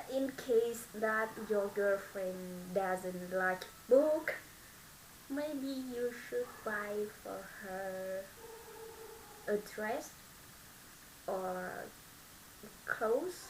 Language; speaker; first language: English; non-native, learner; Vietnamese